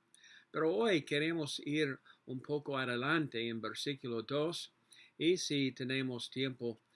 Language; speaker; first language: Spanish; non-native, learner; English